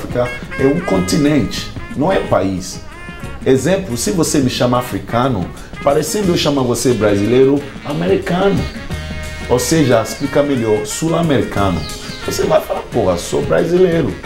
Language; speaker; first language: Portuguese; non-native, learner; Akan